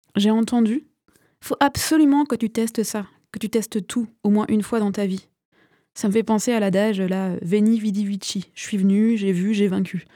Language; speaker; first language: French; native; French